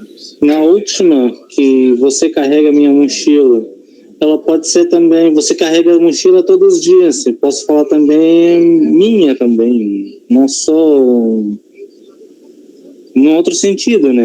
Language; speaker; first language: Portuguese; non-native, learner; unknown